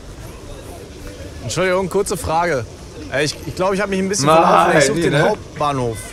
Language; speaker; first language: German; native; German